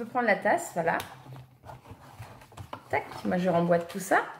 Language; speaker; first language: French; native; French